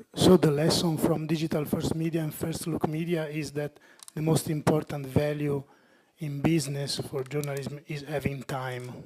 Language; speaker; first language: English; non-native, fluent; Italian